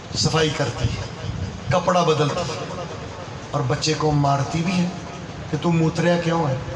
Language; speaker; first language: Urdu; non-native, local second language; Punjabi